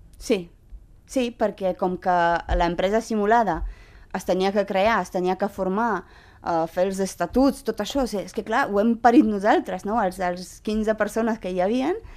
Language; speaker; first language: Catalan; non-native, fluent; Romanian